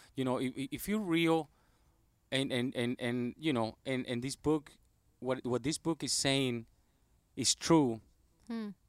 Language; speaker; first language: English; non-native, fluent; Spanish